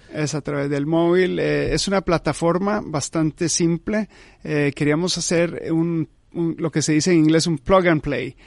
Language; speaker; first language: Spanish; early bilingual, heritage; Spanish